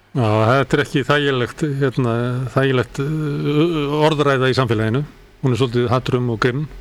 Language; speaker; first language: Icelandic; native; Icelandic